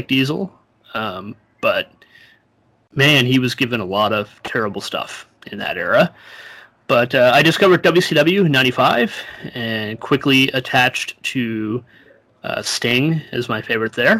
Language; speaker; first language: English; native; English